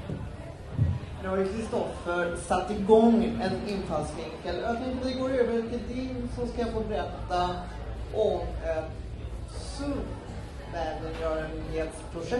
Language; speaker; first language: Swedish; native; Swedish